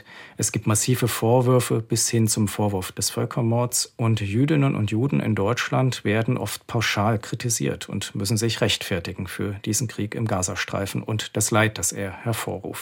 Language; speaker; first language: German; native; German